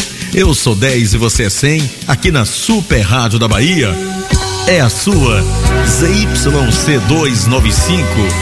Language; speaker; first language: Portuguese; native; Portuguese